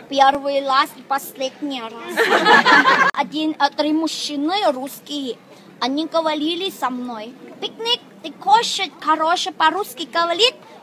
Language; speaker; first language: Russian; non-native, learner; Thai